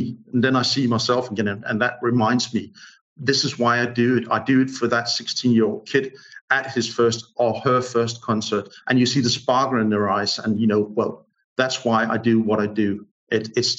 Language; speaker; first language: English; non-native, fluent; Danish